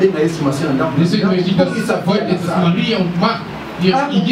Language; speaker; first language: German; non-native, learner; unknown